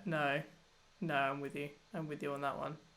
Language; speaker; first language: English; native; English